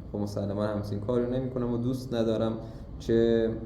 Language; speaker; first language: Persian; native; Persian